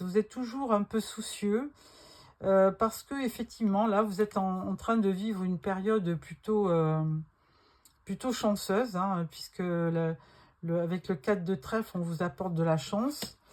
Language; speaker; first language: French; native; French